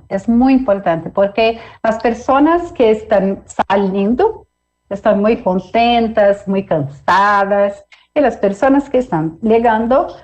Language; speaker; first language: Spanish; non-native, fluent; Portuguese